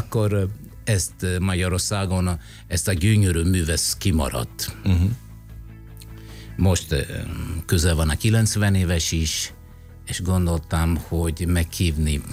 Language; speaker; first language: Hungarian; non-native, fluent; Italian